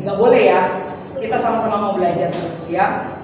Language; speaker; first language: Indonesian; native; Indonesian